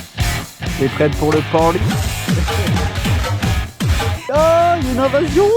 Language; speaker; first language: French; native; French